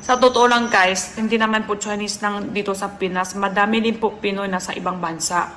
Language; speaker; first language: Filipino; non-native, learner; Chinese